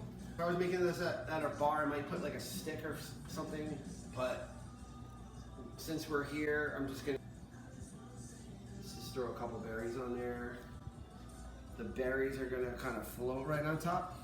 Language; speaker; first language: English; native; English